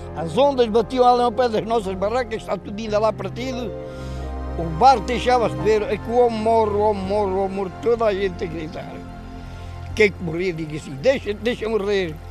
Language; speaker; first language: Portuguese; native; Portuguese